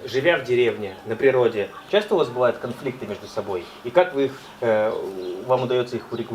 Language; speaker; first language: Russian; native; Russian